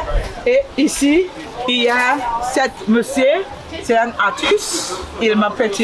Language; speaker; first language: French; non-native, local second language; English